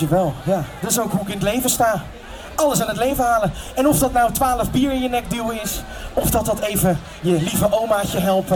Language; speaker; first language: Dutch; native; Dutch